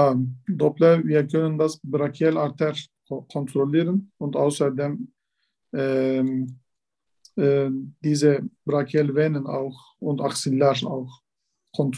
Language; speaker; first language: German; non-native, learner; Turkish